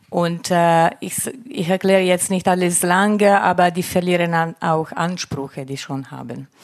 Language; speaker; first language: German; non-native, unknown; Italian